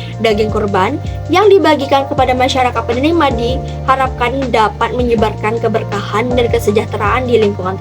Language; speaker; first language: Indonesian; native; Indonesian